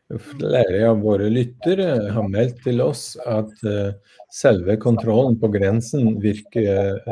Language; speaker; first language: Norwegian; non-native, fluent; Polish